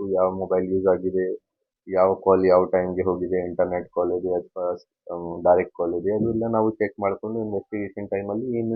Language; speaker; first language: Kannada; non-native, fluent; Hindi